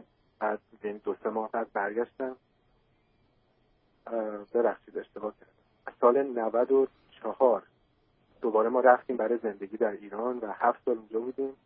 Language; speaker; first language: Persian; early bilingual, heritage; Persian